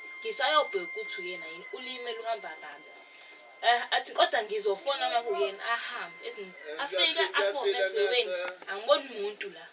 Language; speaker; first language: Zulu; native; Zulu